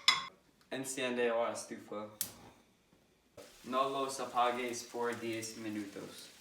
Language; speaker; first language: Spanish; non-native, learner; English